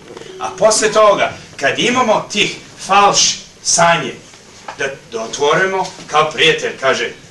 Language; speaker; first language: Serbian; early bilingual, heritage; Serbian